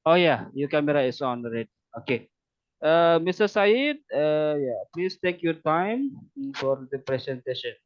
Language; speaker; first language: English; non-native, learner; Indonesian